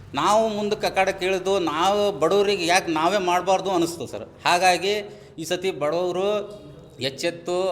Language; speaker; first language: Kannada; native; Kannada